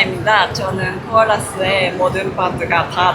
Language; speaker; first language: Korean; non-native, learner; Japanese